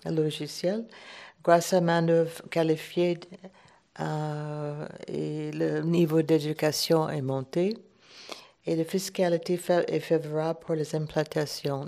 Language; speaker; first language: French; non-native, fluent; English